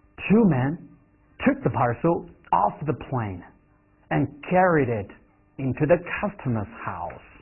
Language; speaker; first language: English; non-native, fluent; Chinese